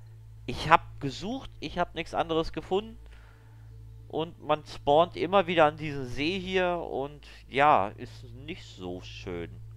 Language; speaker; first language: German; native; German